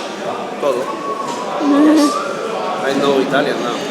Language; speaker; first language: English; non-native, learner; Spanish